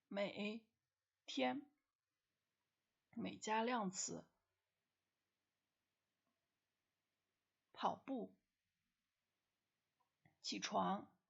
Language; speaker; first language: Chinese; non-native, fluent; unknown